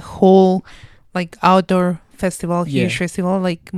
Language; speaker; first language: English; non-native, fluent; Spanish